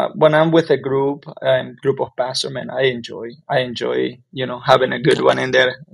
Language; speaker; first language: English; non-native, fluent; Spanish